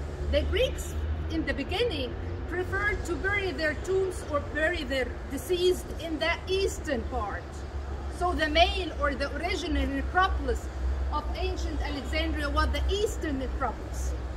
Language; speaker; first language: English; non-native, fluent; Arabic